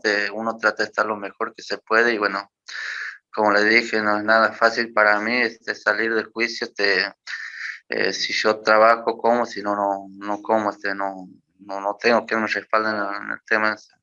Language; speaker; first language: Spanish; native; Spanish